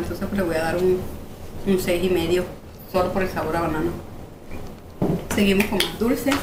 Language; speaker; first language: Spanish; native; Spanish